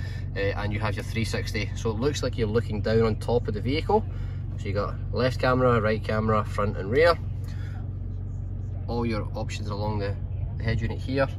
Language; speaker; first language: English; native; English